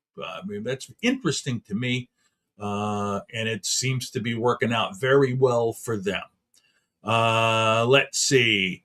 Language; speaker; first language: English; native; English